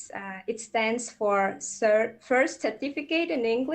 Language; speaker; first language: English; non-native, fluent; Russian